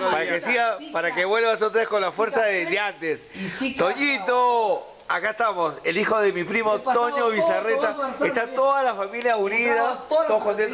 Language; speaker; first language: Spanish; native; Spanish